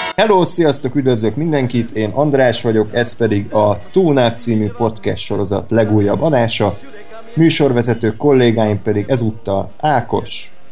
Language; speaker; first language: Hungarian; native; Hungarian